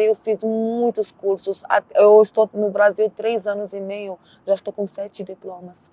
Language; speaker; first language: Portuguese; non-native, learner; Arabic